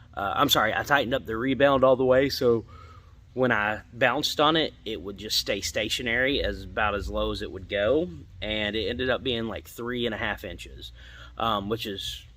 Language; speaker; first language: English; native; English